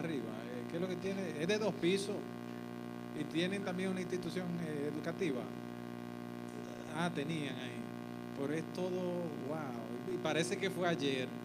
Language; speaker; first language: Spanish; native; Spanish